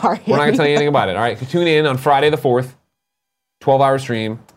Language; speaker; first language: English; native; English